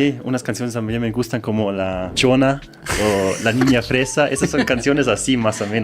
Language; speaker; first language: Spanish; non-native, fluent; German